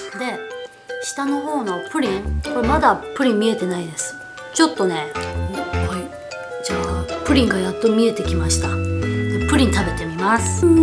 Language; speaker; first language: Japanese; non-native, fluent; Korean